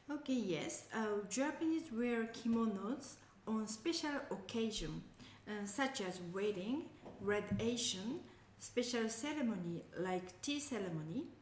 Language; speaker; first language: English; non-native, learner; Japanese